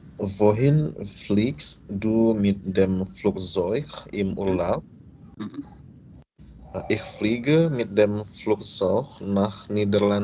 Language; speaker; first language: German; non-native, learner; Indonesian